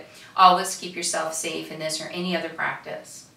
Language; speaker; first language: English; native; English